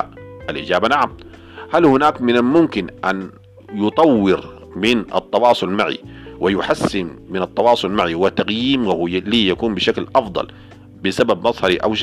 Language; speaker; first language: Arabic; native; Arabic